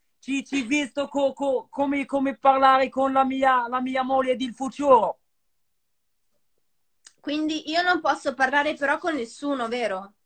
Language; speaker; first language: Italian; non-native, learner; Arabic